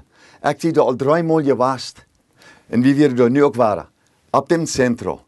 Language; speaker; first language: German; early bilingual, heritage; Plautdietsch